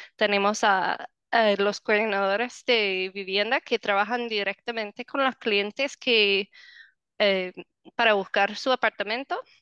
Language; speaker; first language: Spanish; non-native, fluent; English